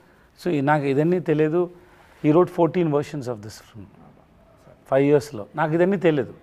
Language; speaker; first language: Telugu; non-native, learner; Tamil